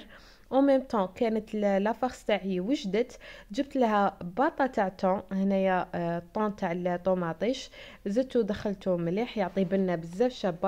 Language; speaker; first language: Arabic; native; Arabic